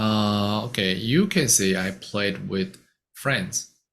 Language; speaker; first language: English; non-native, fluent; Korean